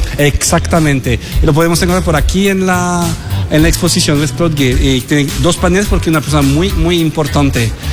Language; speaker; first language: Spanish; non-native, fluent; French